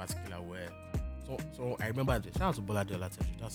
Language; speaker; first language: English; non-native, local second language; Yoruba